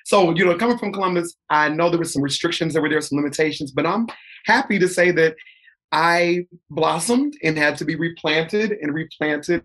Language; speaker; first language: English; native; English